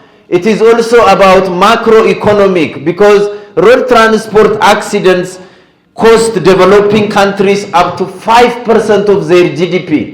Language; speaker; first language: English; non-native, fluent; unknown